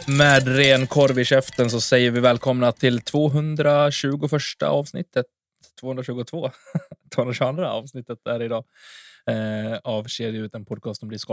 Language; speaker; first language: Swedish; native; Swedish